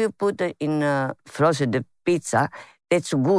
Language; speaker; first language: English; non-native, learner; Italian